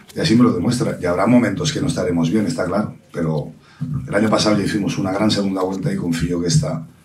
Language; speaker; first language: Spanish; non-native, local second language; Catalan